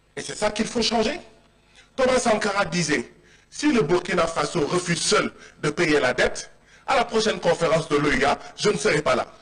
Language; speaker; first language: French; non-native, local second language; Wolof